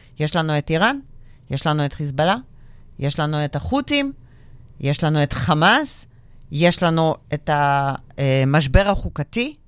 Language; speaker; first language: Hebrew; non-native, fluent; Russian